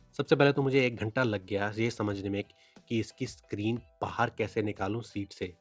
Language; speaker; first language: Hindi; native; Hindi